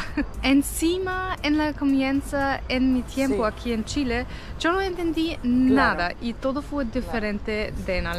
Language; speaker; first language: Spanish; non-native, fluent; German